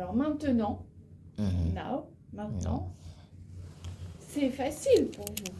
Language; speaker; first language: French; native; French